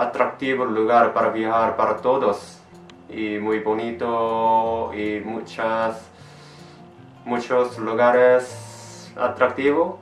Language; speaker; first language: Spanish; non-native, learner; Korean